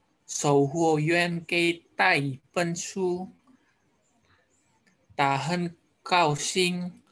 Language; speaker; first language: Chinese; non-native, learner; Indonesian